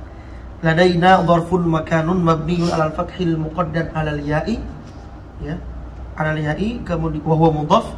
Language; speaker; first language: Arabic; non-native, fluent; Indonesian